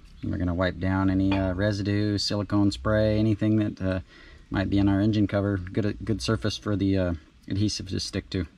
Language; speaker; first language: English; native; English